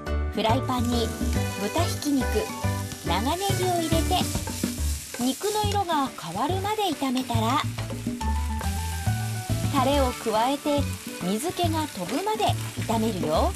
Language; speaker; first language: Japanese; native; Japanese